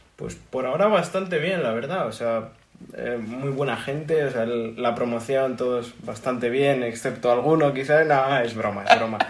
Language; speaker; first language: Spanish; native; Spanish